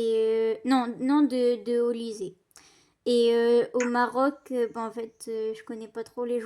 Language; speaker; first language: French; native; French